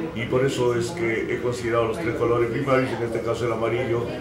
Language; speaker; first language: Spanish; native; Spanish